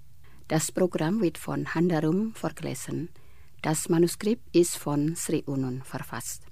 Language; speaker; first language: German; non-native, fluent; Indonesian